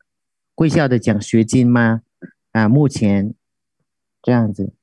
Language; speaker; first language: Chinese; non-native, fluent; Thai